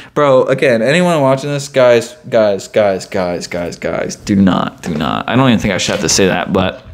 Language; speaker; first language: English; native; English